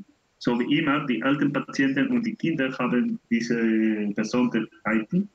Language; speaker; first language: German; non-native, learner; Spanish